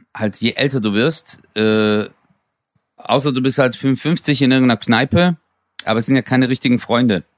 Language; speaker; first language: German; native; German